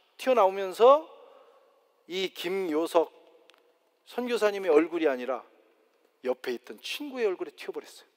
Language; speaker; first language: Korean; native; Korean